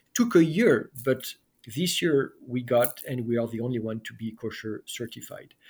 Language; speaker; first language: English; non-native, fluent; French